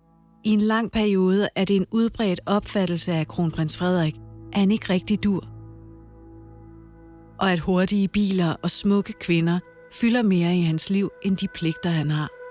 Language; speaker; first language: Danish; native; Danish